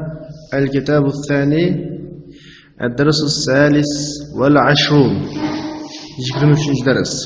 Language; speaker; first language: Arabic; non-native, fluent; Uzbek